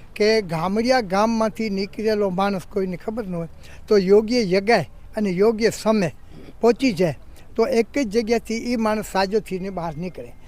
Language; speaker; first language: Gujarati; non-native, local second language; Kachhi